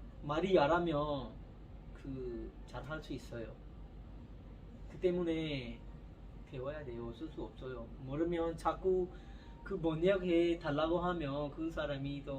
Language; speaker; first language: Korean; non-native, learner; Urdu